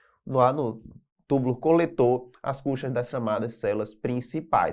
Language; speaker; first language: Portuguese; native; Portuguese